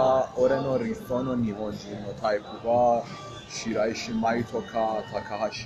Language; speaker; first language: Japanese; non-native, fluent; Persian